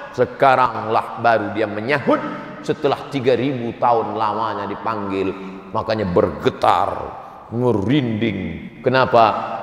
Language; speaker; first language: Indonesian; native; Indonesian